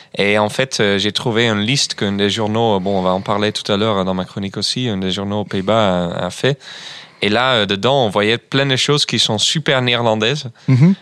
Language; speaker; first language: French; non-native, fluent; Dutch